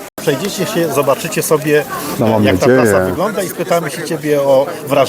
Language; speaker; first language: Polish; native; Polish